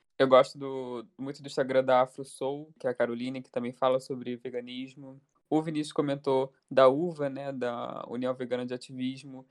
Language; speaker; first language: Portuguese; native; Portuguese